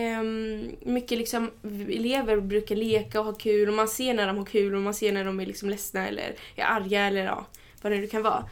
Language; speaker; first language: Swedish; early bilingual, other home language; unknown